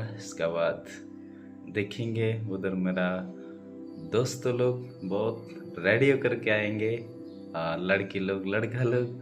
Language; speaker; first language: Hindi; non-native, local second language; Odia